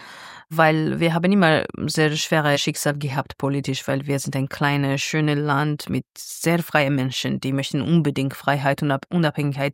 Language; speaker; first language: German; non-native, fluent; Georgian